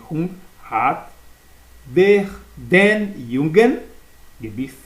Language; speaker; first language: German; non-native, learner; Portuguese